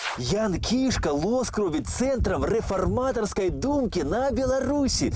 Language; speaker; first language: Belarusian; native; Belarusian